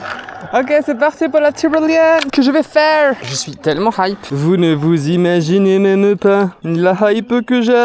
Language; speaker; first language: French; native; French